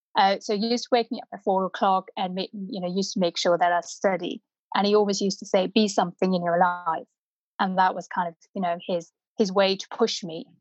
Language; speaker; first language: English; non-native, local second language; Punjabi